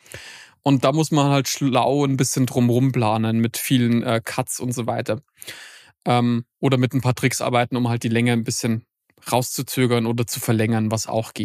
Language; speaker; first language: German; native; German